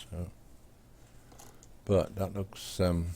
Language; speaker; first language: English; native; English